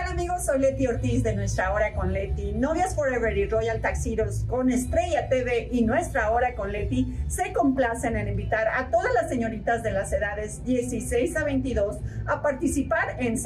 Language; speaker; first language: Spanish; native; Spanish